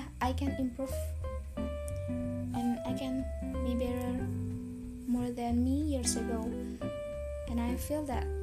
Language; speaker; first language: English; non-native, learner; Indonesian